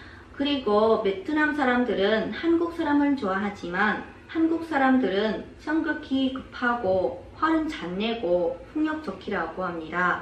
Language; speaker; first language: Korean; non-native, fluent; Vietnamese